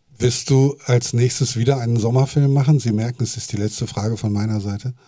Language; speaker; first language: German; native; German